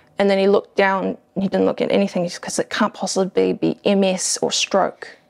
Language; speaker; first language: English; native; English